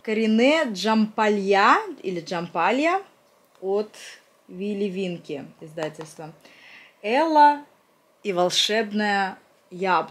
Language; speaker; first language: Russian; native; Russian